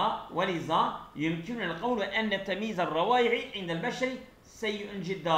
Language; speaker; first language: Arabic; non-native, fluent; Turkish